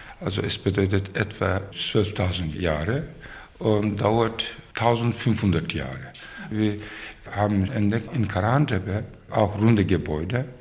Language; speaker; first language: German; non-native, learner; Turkish